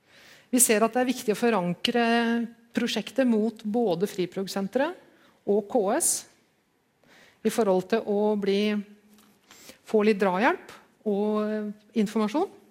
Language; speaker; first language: Norwegian; native; Norwegian